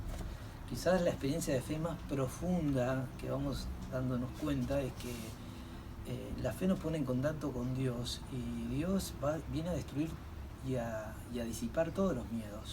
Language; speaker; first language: Spanish; native; Spanish